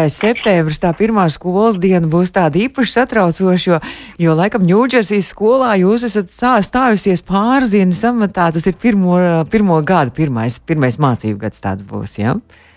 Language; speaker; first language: Latvian; native; Latvian